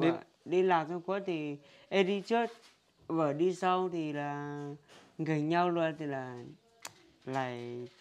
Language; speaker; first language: Vietnamese; non-native, local second language; Hmong